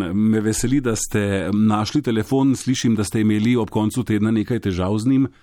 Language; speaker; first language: Slovenian; native; Slovenian